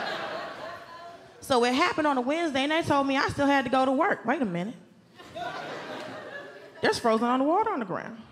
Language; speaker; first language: English; native; English